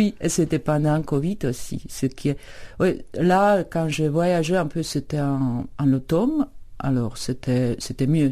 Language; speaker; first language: French; non-native, fluent; Czech